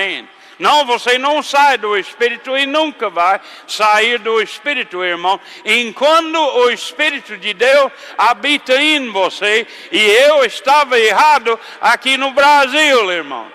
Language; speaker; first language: Portuguese; non-native, fluent; English